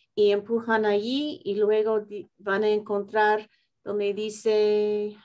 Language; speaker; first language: Spanish; non-native, fluent; English